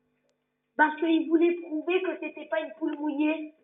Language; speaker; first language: French; native; French